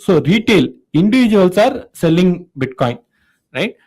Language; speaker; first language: English; non-native, local second language; Tamil